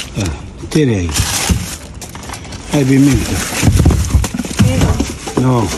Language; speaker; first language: Spanish; non-native, learner; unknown